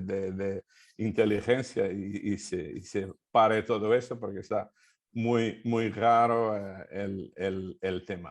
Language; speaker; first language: Spanish; non-native, fluent; Portuguese